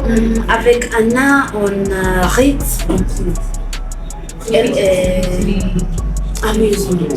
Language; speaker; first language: French; non-native, learner; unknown